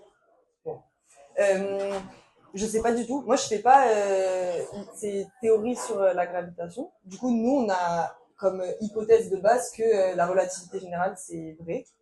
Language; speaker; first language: French; native; French